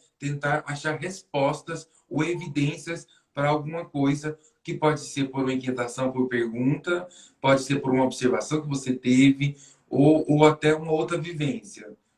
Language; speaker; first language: Portuguese; native; Portuguese